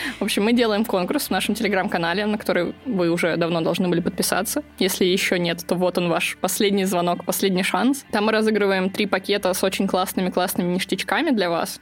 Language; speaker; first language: Russian; native; Russian